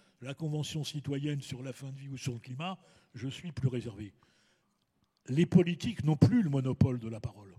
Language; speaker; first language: French; native; French